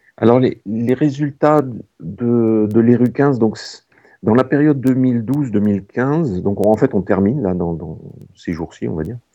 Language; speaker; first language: French; native; French